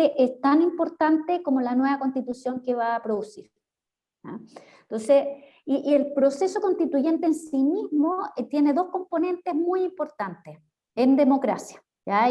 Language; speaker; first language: Spanish; native; Spanish